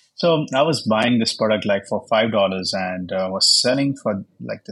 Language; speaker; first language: English; non-native, local second language; Hindi